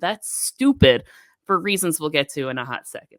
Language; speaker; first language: English; native; English